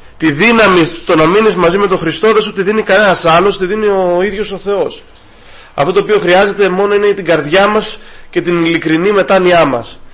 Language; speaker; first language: Greek; native; Greek